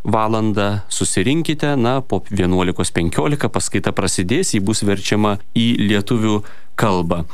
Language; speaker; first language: Lithuanian; native; Lithuanian